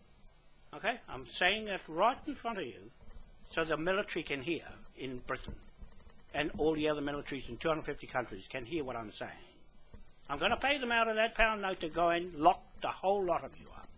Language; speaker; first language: English; native; English